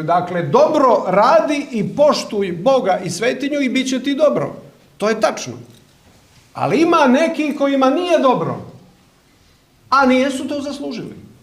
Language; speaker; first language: Croatian; native; Croatian